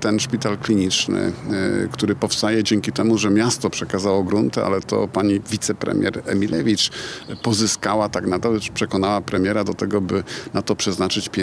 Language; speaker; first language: Polish; native; Polish